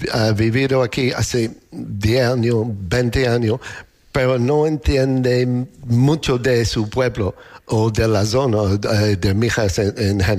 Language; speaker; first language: Spanish; non-native, learner; English